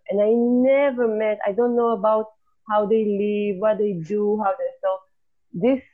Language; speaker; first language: English; non-native, fluent; Hebrew